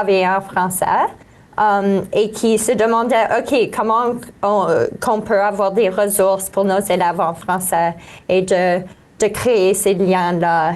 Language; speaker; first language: French; native; French